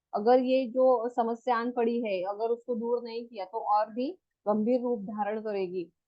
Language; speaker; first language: Hindi; non-native, local second language; Marathi